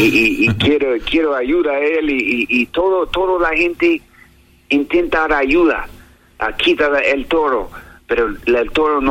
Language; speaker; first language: Spanish; non-native, learner; English